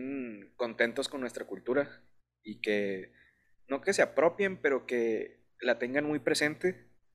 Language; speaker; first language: Spanish; native; Spanish